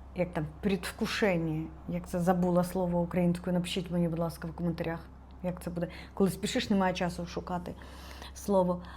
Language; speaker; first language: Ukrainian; non-native, local second language; Russian